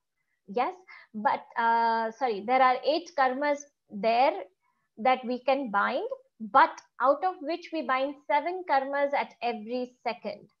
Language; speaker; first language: English; non-native, local second language; Gujarati